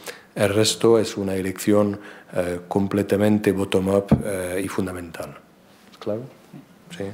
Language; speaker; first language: Spanish; non-native, fluent; French